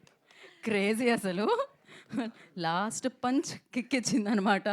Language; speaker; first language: Telugu; native; Telugu